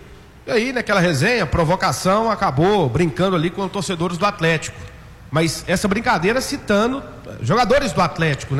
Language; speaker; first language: Portuguese; native; Portuguese